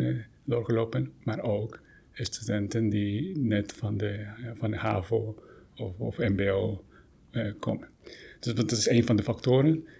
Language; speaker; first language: Dutch; non-native, fluent; Spanish